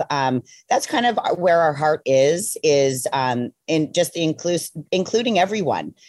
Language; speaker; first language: English; native; English